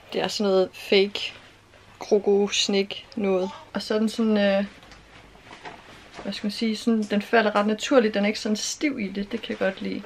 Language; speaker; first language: Danish; native; Danish